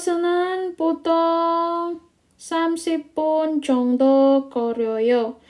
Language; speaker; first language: Korean; non-native, fluent; Indonesian